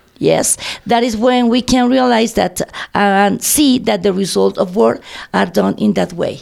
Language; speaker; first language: English; non-native, fluent; Spanish